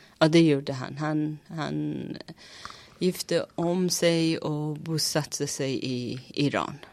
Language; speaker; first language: Swedish; non-native, fluent; Persian